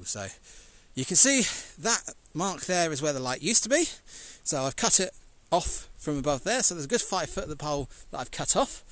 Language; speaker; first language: English; native; English